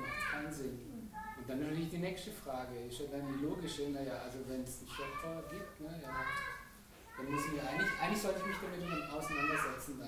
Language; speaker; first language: German; native; German